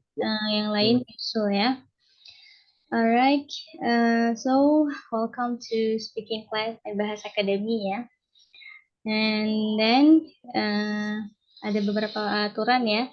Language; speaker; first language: Indonesian; native; Indonesian